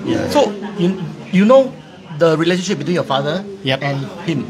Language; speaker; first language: English; non-native, local second language; Chinese